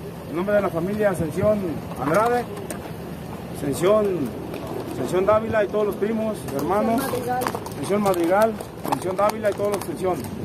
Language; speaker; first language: Spanish; native; Spanish